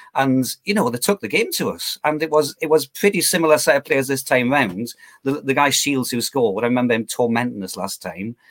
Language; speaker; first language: English; native; English